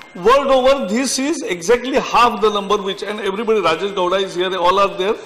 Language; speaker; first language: English; non-native, local second language; Hindi